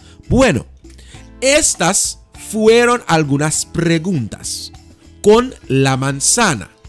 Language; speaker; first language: Spanish; non-native, fluent; Dutch